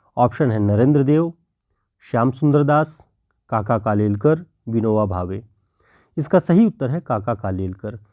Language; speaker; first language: Hindi; native; Hindi